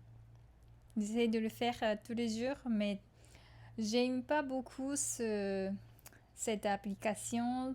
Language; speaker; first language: French; non-native, fluent; Japanese